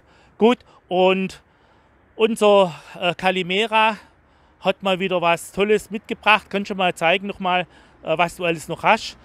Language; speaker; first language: German; native; German